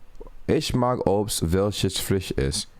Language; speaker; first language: German; non-native, learner; English